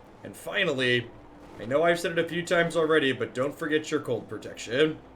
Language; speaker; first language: English; native; English